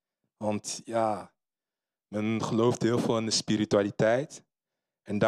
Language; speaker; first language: Dutch; early bilingual, other home language; Lingala